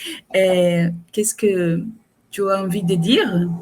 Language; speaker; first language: French; non-native, fluent; Portuguese